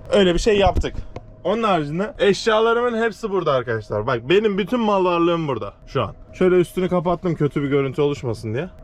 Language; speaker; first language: Turkish; native; Turkish